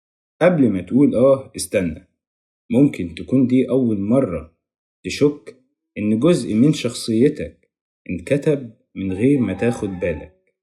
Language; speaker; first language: Arabic; native; Arabic